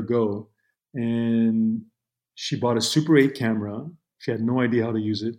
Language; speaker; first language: English; non-native, fluent; Italian